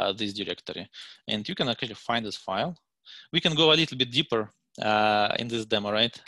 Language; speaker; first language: English; non-native, fluent; Russian